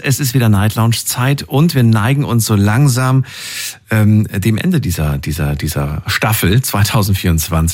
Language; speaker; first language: German; native; German